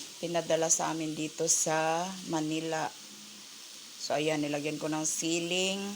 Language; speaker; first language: Filipino; non-native, local second language; Cebuano